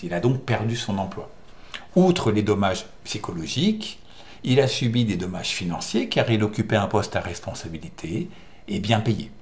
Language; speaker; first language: French; native; French